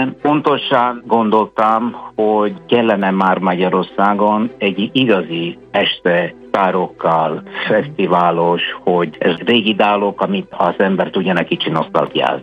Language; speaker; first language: Hungarian; non-native, fluent; Italian